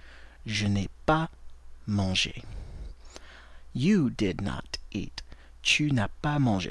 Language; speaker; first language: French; non-native, fluent; English